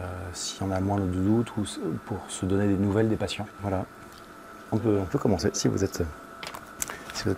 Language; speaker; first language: French; native; French